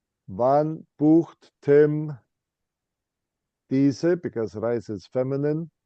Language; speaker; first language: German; non-native, fluent; English